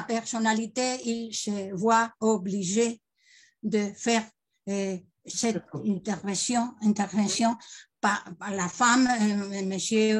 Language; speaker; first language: French; non-native, learner; Spanish